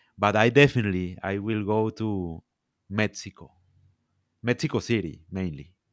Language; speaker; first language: English; non-native, learner; Spanish